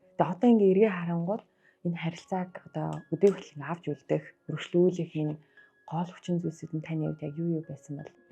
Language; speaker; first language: Mongolian; native; Mongolian